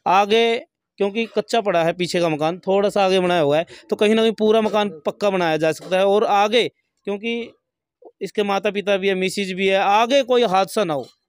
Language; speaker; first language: Hindi; native; Hindi